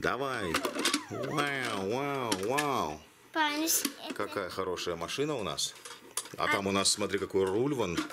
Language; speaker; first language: Russian; native; Russian